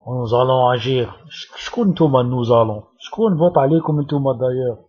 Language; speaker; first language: French; non-native, local second language; Arabic